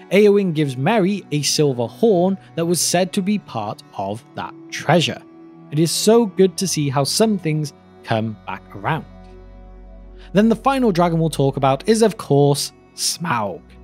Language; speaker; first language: English; native; English